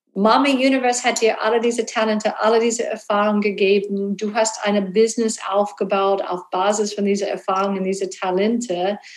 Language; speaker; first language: German; non-native, learner; English